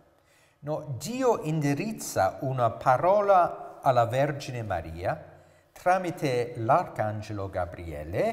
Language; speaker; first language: Italian; non-native, fluent; English